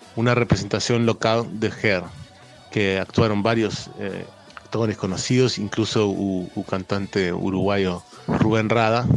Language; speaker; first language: Portuguese; non-native, learner; Spanish